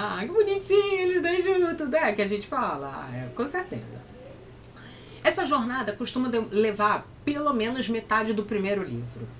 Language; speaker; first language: Portuguese; native; Portuguese